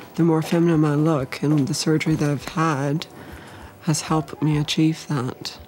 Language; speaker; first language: English; early bilingual, other home language; Vietnamese